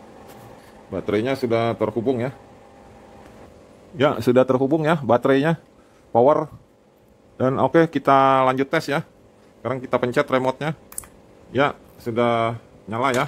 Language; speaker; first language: Indonesian; native; Indonesian